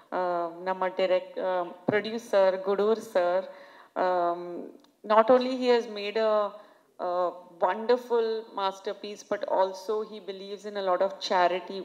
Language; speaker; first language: Tamil; non-native, fluent; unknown